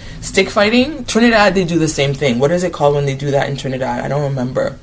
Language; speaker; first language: English; native; English